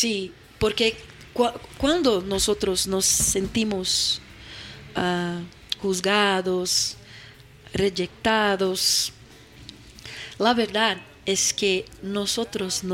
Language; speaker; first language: Spanish; non-native, fluent; Portuguese